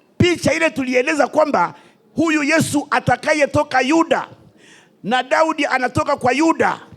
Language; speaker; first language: Swahili; native; Swahili